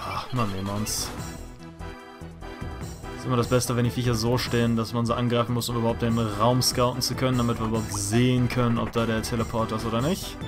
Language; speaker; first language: German; native; German